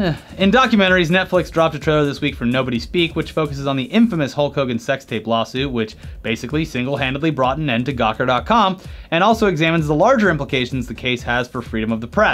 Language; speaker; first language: English; native; English